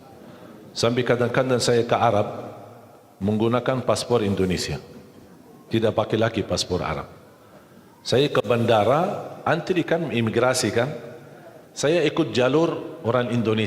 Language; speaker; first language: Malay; non-native, fluent; Arabic